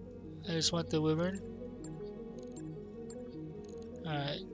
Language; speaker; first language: English; native; English